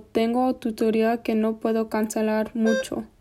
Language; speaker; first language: Spanish; non-native, fluent; English